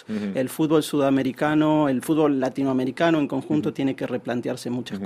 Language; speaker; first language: Spanish; native; Spanish